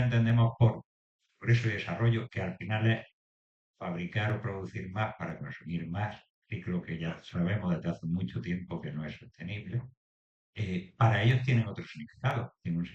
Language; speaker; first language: Spanish; native; Spanish